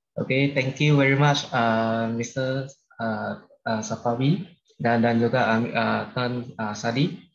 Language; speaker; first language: Malay; non-native, local second language; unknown